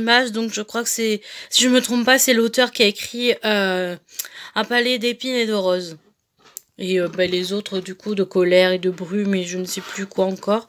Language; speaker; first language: French; native; French